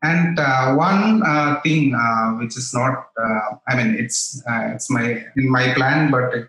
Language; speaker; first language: English; non-native, local second language; Malayalam